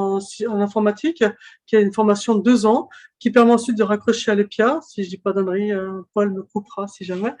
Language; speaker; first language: French; native; French